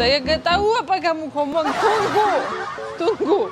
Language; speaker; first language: Indonesian; non-native, learner; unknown